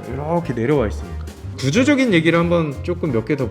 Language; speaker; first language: Korean; native; Korean